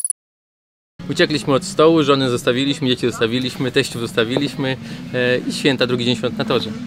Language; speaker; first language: Polish; native; Polish